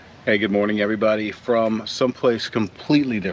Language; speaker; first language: English; native; English